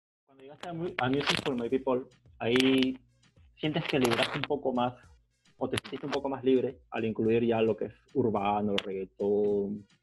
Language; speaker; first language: Spanish; native; Spanish